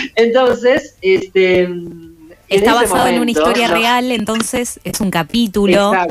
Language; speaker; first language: Spanish; early bilingual, other home language; Chinese